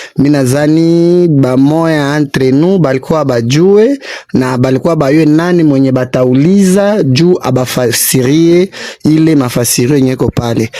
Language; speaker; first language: Swahili; native; Swahili